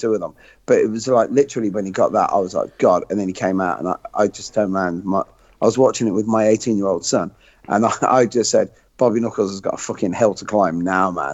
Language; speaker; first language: English; native; English